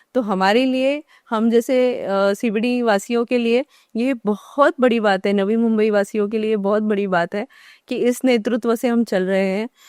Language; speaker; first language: Hindi; non-native, local second language; Marathi